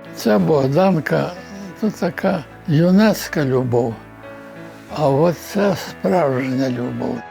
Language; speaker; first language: Ukrainian; native; Ukrainian